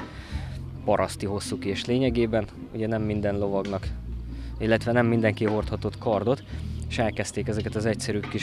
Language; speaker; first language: Hungarian; native; Hungarian